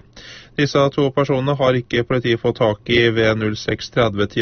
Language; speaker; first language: Norwegian; native; Norwegian